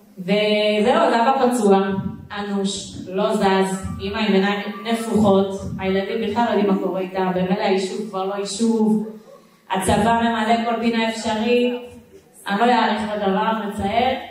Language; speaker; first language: Hebrew; native; Hebrew